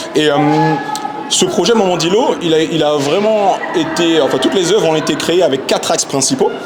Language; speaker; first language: French; native; French